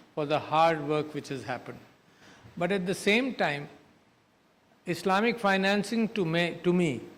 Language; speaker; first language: English; non-native, local second language; Urdu